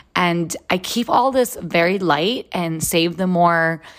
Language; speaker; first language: English; non-native, fluent; Hebrew